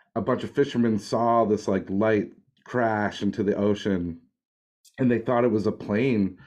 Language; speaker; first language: English; native; English